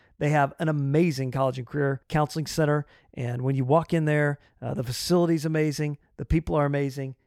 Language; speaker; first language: English; native; English